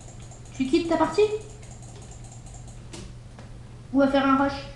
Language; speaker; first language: French; native; French